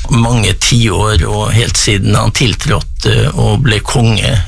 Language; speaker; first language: Norwegian; native; Norwegian